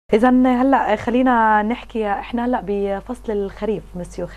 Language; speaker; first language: Arabic; native; Arabic